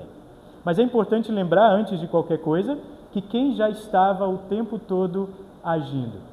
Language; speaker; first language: Portuguese; native; Portuguese